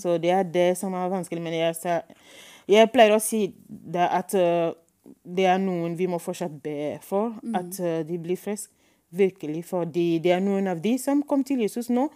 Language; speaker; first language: Norwegian; non-native, fluent; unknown